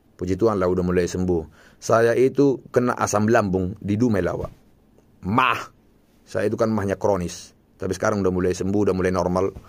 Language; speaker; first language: Indonesian; non-native, local second language; Batak Toba